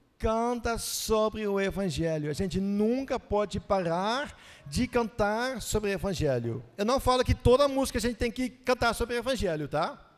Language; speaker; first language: Portuguese; non-native, fluent; Dutch